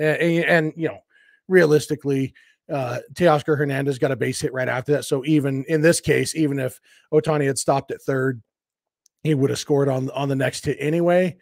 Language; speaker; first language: English; native; English